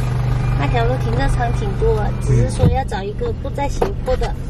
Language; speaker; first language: Chinese; native; Chinese